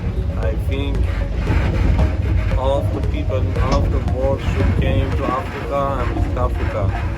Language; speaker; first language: English; non-native, learner; Persian